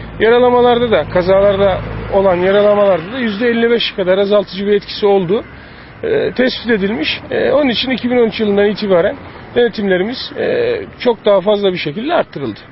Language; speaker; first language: Turkish; native; Turkish